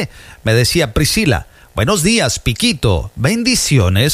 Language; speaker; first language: Spanish; native; Spanish